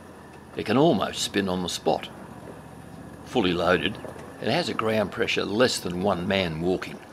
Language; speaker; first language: English; native; English